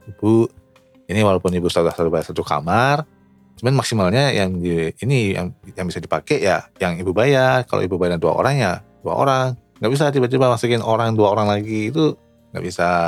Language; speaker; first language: Indonesian; early bilingual, other home language; Japanese